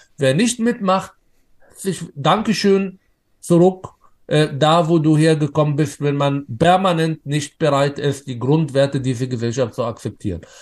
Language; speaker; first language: German; non-native, fluent; Arabic